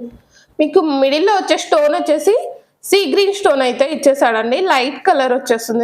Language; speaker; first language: Telugu; native; Telugu